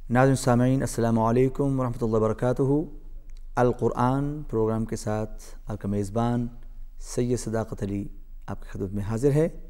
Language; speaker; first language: Urdu; native; Urdu